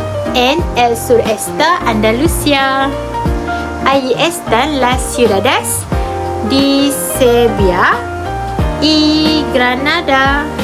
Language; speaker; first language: Spanish; non-native, learner; Malay